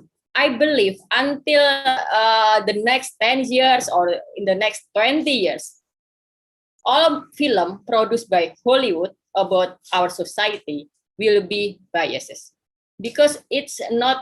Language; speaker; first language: English; non-native, fluent; Indonesian